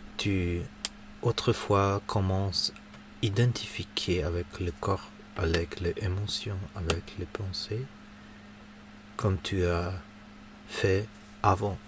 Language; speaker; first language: French; non-native, learner; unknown